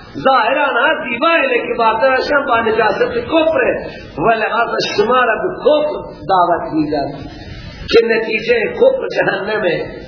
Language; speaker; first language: Persian; native; Persian